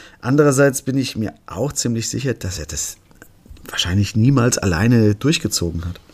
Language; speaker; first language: German; native; German